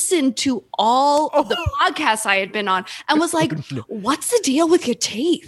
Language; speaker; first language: English; native; English